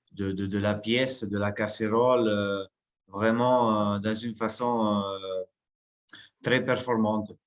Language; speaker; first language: French; non-native, fluent; Italian